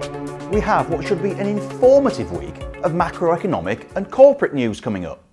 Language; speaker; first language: English; native; English